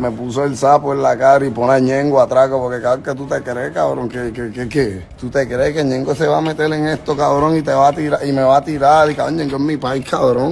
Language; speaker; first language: Spanish; native; Spanish